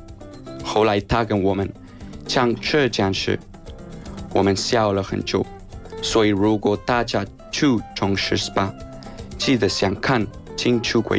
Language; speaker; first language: Chinese; non-native, fluent; Spanish